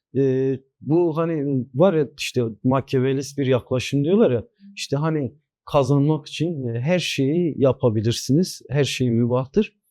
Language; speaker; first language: Turkish; non-native, local second language; Kurdish